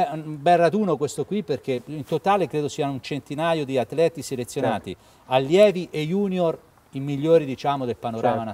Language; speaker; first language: Italian; native; Italian